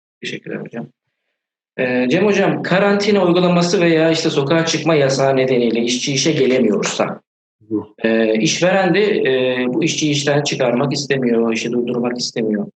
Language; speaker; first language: Turkish; native; Turkish